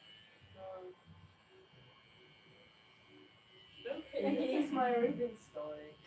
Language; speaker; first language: English; non-native, learner; Ukrainian